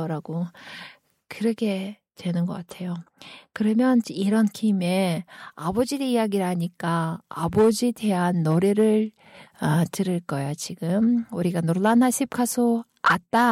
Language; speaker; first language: Korean; non-native, fluent; Kyrgyz